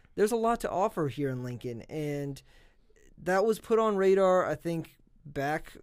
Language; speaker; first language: English; native; English